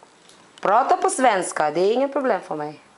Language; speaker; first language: Swedish; non-native, learner; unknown